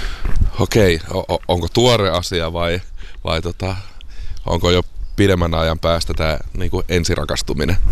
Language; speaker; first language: Finnish; native; Finnish